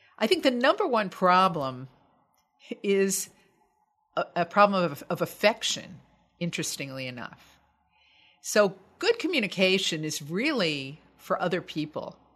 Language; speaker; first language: English; native; English